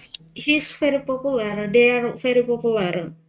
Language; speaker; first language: English; non-native, learner; Indonesian